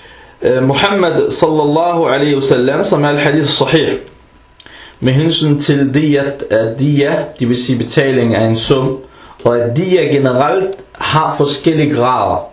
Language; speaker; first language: Danish; early bilingual, other home language; Arabic